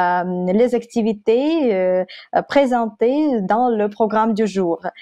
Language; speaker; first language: French; non-native, fluent; Russian